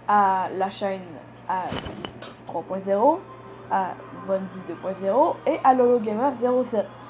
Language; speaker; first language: French; native; French